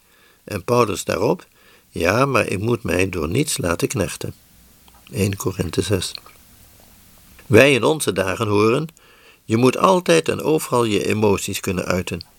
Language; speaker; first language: Dutch; native; Dutch